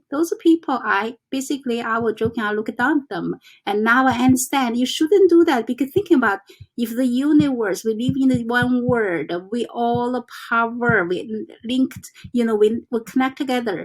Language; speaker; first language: English; non-native, fluent; Chinese